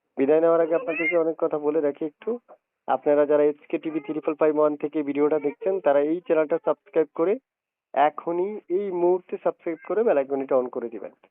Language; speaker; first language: Bangla; native; Bangla